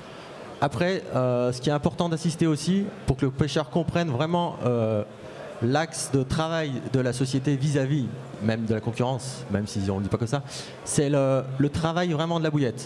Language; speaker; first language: French; native; French